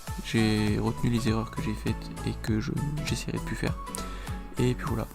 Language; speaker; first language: French; native; French